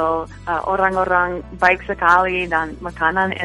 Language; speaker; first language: Indonesian; non-native, fluent; English